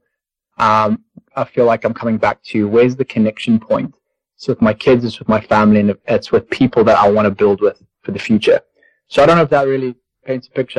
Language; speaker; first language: English; native; English